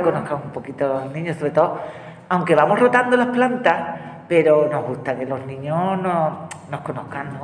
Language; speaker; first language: Spanish; native; Spanish